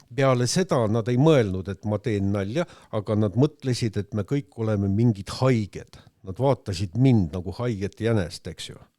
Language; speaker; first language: Estonian; non-native, local second language; Russian